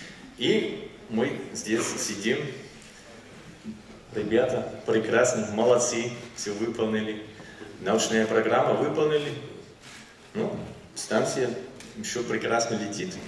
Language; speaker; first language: Russian; non-native, learner; German